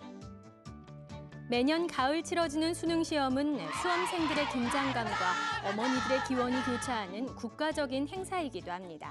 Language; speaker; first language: Korean; native; Korean